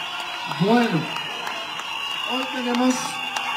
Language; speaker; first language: Spanish; native; Spanish